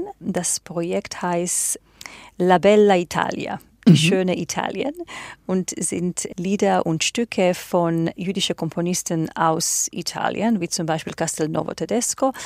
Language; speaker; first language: German; non-native, fluent; Hebrew